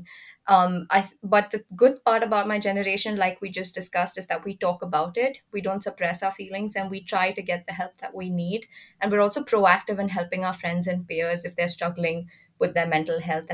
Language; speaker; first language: English; non-native, local second language; Hindi